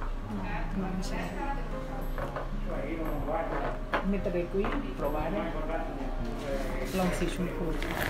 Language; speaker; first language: Italian; non-native, learner; Thai